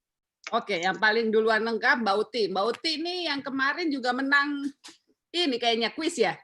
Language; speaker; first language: Indonesian; native; Indonesian